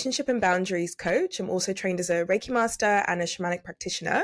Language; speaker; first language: English; native; English